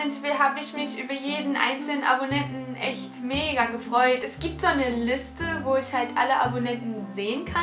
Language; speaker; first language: German; native; German